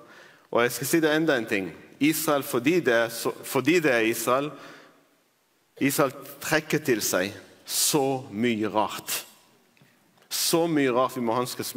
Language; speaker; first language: Norwegian; non-native, fluent; Arabic